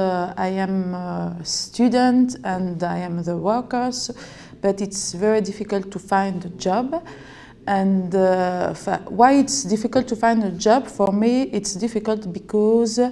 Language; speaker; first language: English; non-native, learner; French